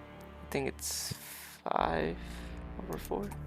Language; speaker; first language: English; native; English